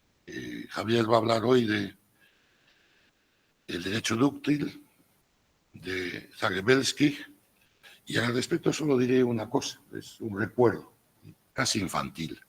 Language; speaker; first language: Spanish; native; Spanish